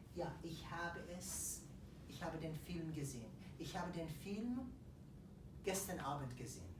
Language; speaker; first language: German; non-native, fluent; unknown